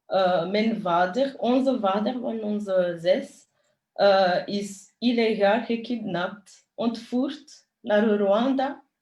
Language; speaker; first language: Dutch; non-native, fluent; Kinyarwanda